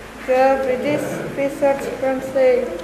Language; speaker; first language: English; non-native, learner; Indonesian